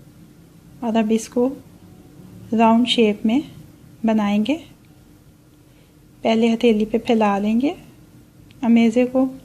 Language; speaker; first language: Urdu; native; Urdu